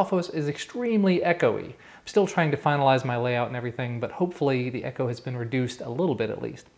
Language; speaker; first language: English; native; English